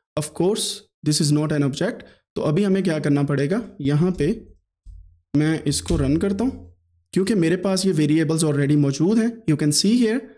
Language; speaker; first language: Urdu; native; Urdu